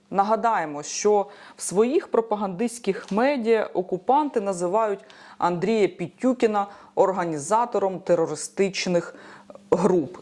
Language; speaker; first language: Ukrainian; native; Ukrainian